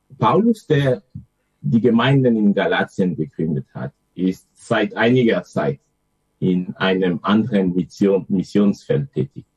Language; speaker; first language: German; non-native, fluent; French